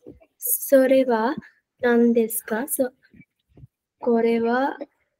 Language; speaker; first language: Japanese; non-native, learner; Sinhala